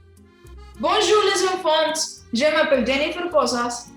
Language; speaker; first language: French; non-native, learner; Spanish